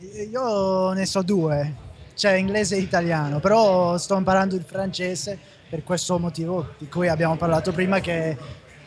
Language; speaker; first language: Italian; non-native, fluent; English